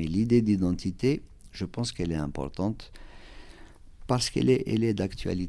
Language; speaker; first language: French; non-native, local second language; Kabyle